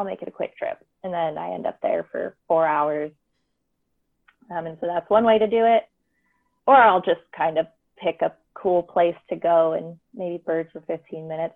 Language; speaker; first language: English; native; English